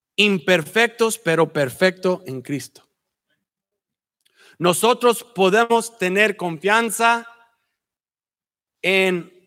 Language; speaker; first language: Spanish; early bilingual, heritage; Spanish